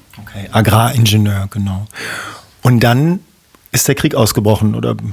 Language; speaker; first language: German; native; German